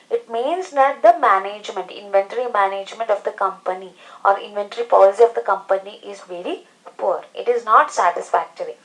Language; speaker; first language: English; non-native, local second language; Malayalam